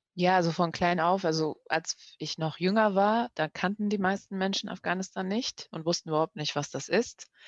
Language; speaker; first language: German; early bilingual, other home language; Persian